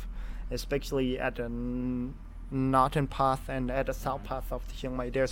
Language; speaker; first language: English; non-native, fluent; Thai